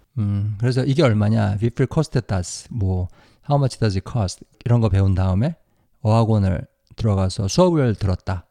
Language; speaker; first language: Korean; native; Korean